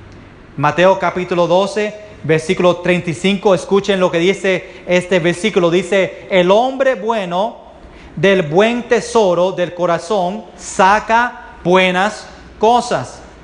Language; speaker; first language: Spanish; early bilingual, heritage; Spanish